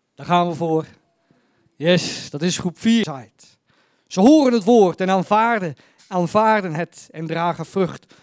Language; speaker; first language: Dutch; native; Dutch